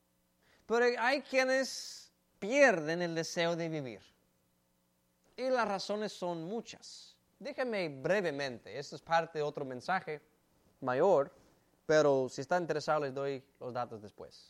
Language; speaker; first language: Spanish; native; Spanish